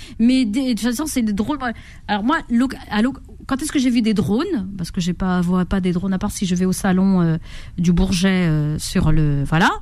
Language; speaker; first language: French; native; French